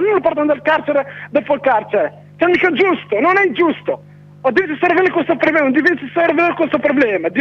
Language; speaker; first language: Italian; non-native, fluent; Arabic